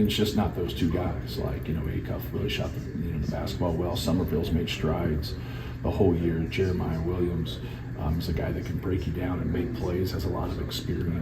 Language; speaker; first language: English; native; English